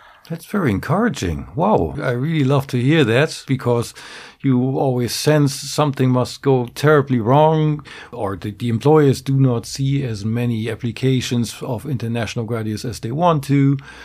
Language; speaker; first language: English; non-native, fluent; German